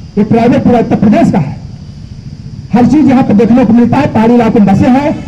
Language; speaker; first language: Hindi; native; Hindi